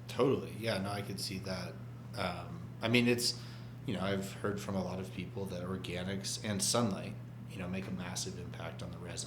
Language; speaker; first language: English; native; English